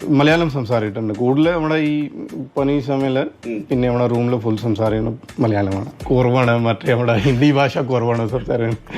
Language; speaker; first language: Malayalam; non-native, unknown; Punjabi